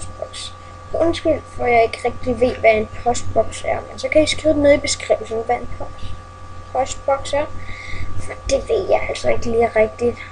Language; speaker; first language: Danish; early bilingual, other home language; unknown